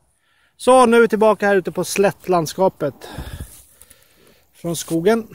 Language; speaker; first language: Swedish; native; Swedish